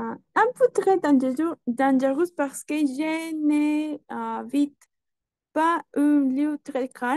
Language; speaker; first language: French; non-native, learner; Spanish